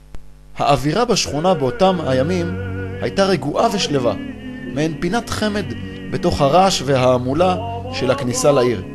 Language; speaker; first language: Hebrew; native; Hebrew